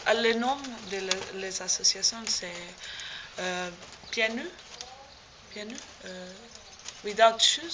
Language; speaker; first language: French; non-native, learner; Portuguese